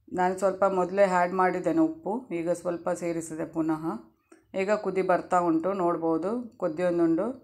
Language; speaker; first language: Kannada; non-native, local second language; Tulu